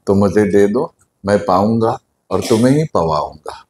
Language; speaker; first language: Hindi; non-native, local second language; Marathi